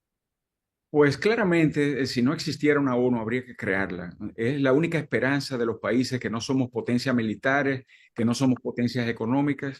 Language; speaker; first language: Spanish; native; Spanish